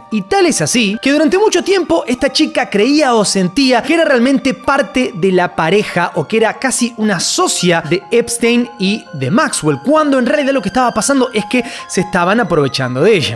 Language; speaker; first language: Spanish; native; Spanish